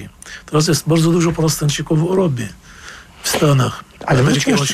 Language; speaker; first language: Polish; non-native, fluent; Arabic